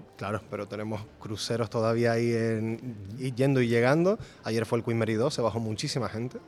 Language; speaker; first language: Spanish; native; Spanish